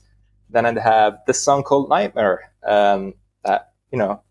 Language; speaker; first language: English; non-native, fluent; Italian